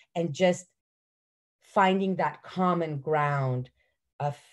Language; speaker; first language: English; non-native, fluent; Hebrew